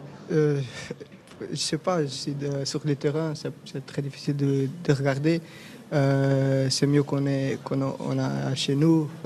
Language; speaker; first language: French; non-native, fluent; Portuguese